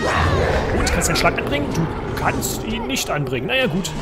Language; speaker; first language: German; native; German